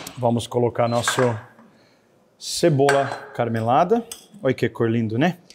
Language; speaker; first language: Portuguese; non-native, fluent; English